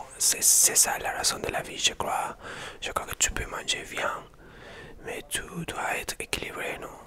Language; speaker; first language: French; non-native, learner; Spanish